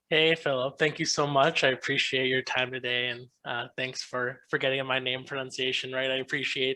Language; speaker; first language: English; native; English